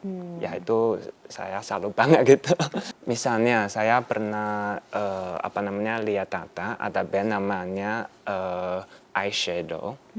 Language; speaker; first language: Indonesian; non-native, fluent; Chinese